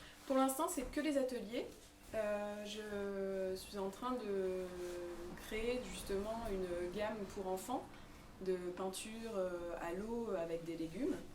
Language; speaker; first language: French; native; French